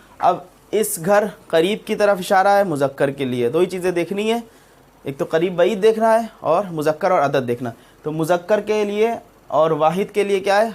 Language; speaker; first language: Urdu; native; Urdu